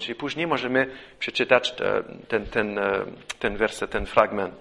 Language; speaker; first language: Polish; non-native, fluent; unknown